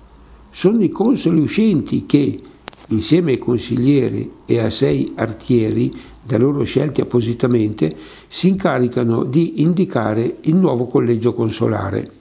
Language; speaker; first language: Italian; native; Italian